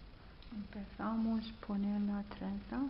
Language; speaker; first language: Spanish; non-native, fluent; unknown